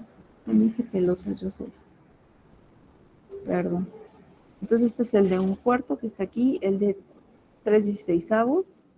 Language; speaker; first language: Spanish; native; Spanish